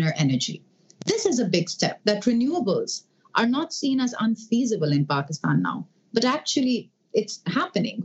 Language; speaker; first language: English; non-native, local second language; Urdu